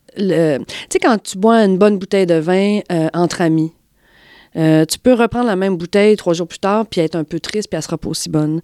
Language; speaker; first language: French; native; French